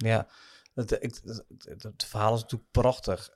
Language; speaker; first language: Dutch; native; Dutch